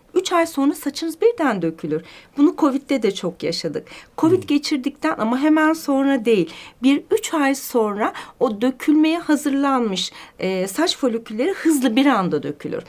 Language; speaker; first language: Turkish; native; Turkish